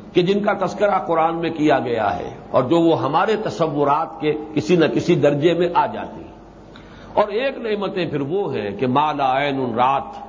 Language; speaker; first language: Urdu; native; Urdu